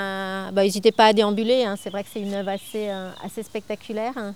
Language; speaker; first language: French; native; French